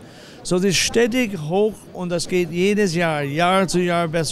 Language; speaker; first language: German; non-native, fluent; English